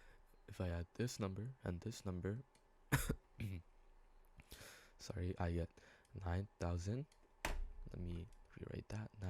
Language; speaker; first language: English; native; English